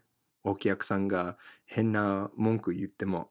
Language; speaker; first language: Japanese; non-native, fluent; English